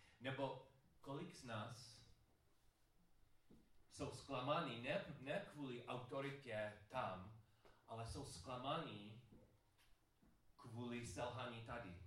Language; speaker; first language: Czech; non-native, learner; English